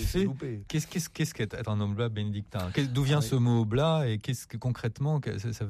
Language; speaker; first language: French; native; French